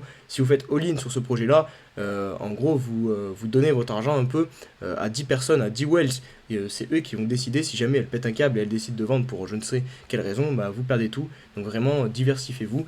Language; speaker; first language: French; native; French